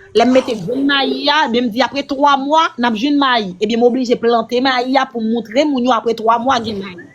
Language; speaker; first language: Haitian Creole; native; Haitian Creole